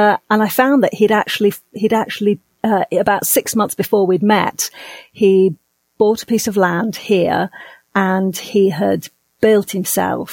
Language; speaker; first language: English; native; English